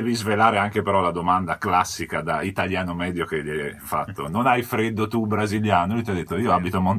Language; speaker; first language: Italian; native; Italian